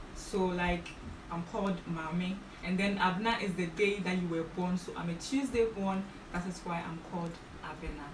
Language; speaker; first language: English; non-native, local second language; Akan